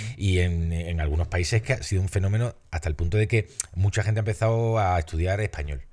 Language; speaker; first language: Spanish; native; Spanish